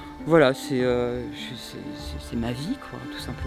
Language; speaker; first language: French; native; French